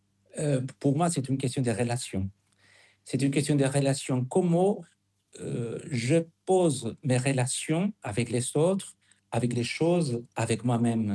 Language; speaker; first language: French; non-native, fluent; Spanish